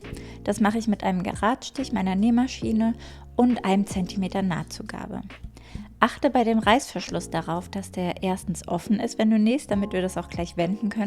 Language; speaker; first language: German; native; German